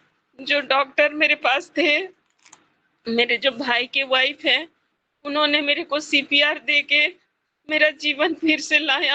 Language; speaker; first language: Hindi; non-native, local second language; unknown